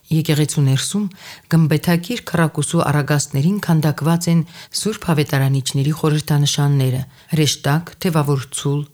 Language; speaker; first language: Armenian; native; Armenian